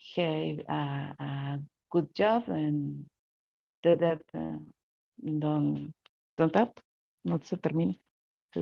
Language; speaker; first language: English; non-native, learner; Spanish